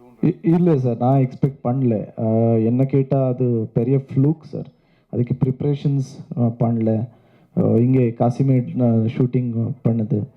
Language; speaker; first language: Tamil; non-native, learner; Kannada